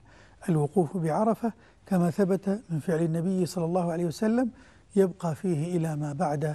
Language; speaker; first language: Arabic; native; Arabic